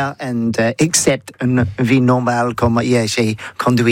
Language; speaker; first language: French; non-native, learner; English